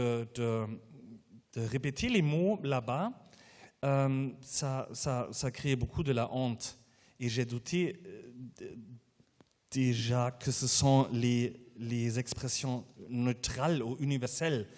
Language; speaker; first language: French; non-native, learner; German